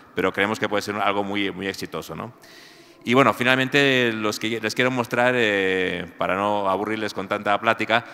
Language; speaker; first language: Spanish; native; Spanish